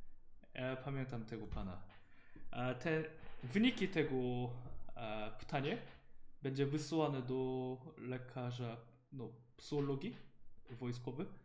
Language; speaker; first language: Polish; non-native, learner; Korean